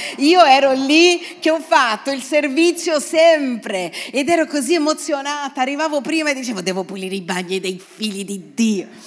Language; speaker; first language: Italian; non-native, fluent; Portuguese